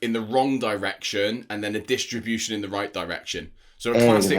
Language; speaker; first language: English; native; English